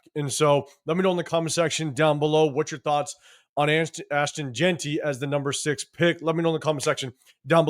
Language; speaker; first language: English; native; English